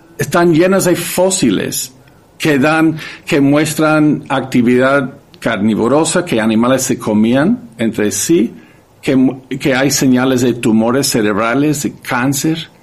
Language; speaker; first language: Spanish; non-native, fluent; English